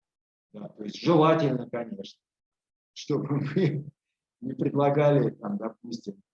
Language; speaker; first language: Russian; native; Russian